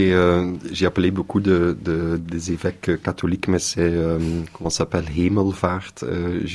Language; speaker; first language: French; non-native, local second language; Dutch